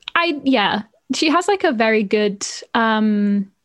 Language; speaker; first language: English; native; English